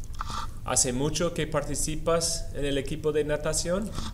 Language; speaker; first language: Spanish; non-native, fluent; English